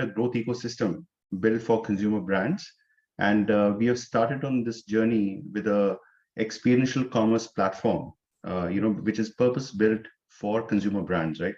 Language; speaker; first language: English; non-native, local second language; Hindi